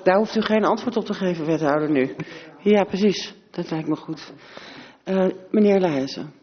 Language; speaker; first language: Dutch; native; Dutch